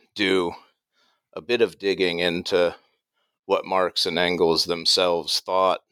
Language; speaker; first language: English; native; English